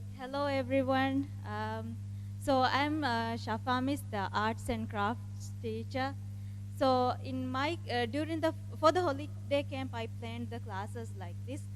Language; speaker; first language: English; non-native, local second language; Divehi